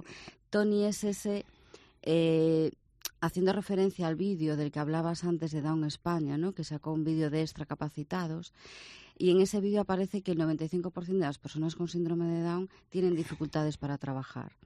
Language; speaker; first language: Spanish; native; Spanish